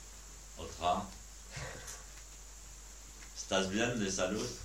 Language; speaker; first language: Spanish; non-native, learner; French